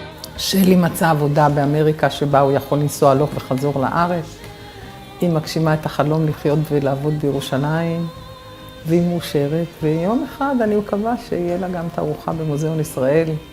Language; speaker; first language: Hebrew; native; Hebrew